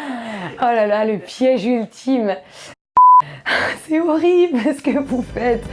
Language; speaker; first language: French; native; French